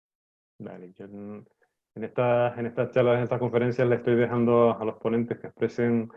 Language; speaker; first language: Spanish; native; Spanish